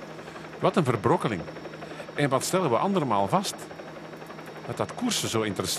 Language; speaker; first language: Dutch; native; Dutch